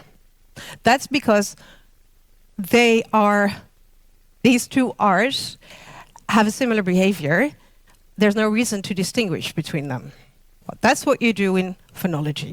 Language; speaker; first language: English; non-native, fluent; Dutch